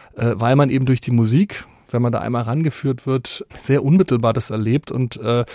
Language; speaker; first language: German; native; German